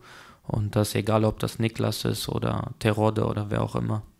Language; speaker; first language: German; early bilingual, other home language; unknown